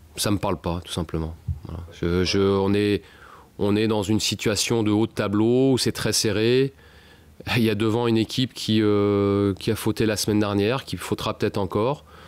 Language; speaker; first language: French; native; French